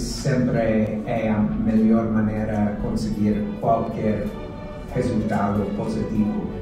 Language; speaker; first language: Portuguese; non-native, fluent; English